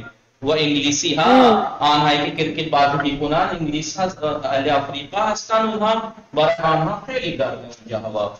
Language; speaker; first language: Persian; non-native, fluent; Urdu